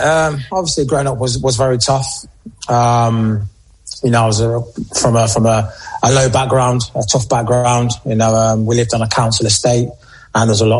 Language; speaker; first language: English; native; English